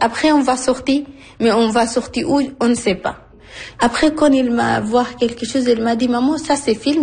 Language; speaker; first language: French; non-native, learner; Arabic